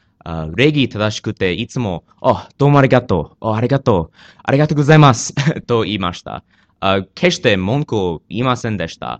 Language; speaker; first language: Japanese; non-native, learner; English